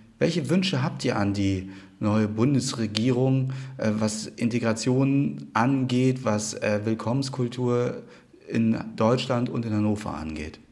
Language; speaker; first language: German; native; German